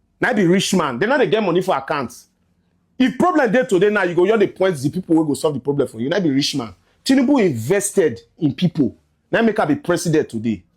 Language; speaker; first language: Nigerian Pidgin; native; Nigerian Pidgin